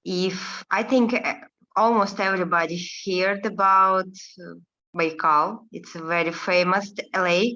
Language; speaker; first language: English; non-native, learner; Russian